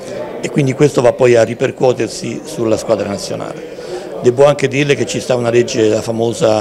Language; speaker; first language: Italian; native; Italian